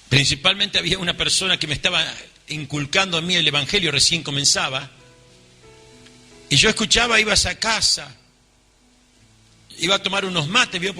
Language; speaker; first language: Spanish; native; Spanish